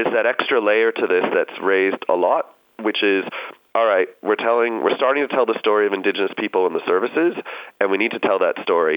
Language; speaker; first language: English; native; English